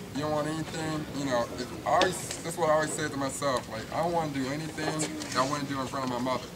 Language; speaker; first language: English; native; English